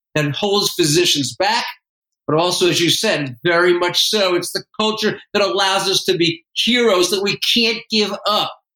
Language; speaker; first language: English; native; English